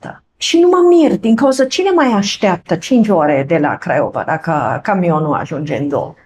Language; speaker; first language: Romanian; non-native, fluent; German